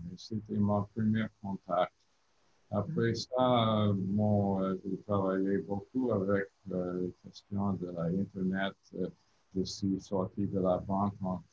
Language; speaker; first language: French; non-native, learner; English